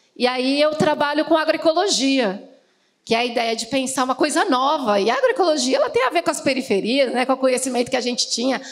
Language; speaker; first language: Portuguese; native; Portuguese